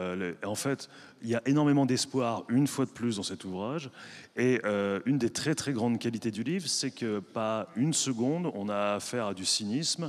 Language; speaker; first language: French; native; French